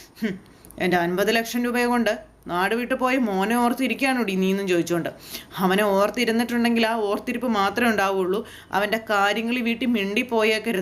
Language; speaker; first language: Malayalam; native; Malayalam